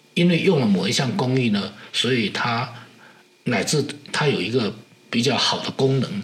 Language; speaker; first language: Chinese; non-native, local second language; Min Nan Chinese